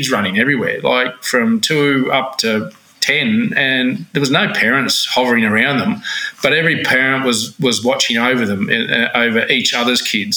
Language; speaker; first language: English; native; English